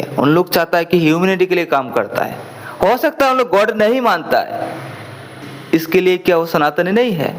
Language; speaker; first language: Hindi; non-native, local second language; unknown